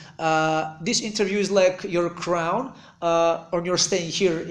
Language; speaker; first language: English; non-native, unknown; Serbian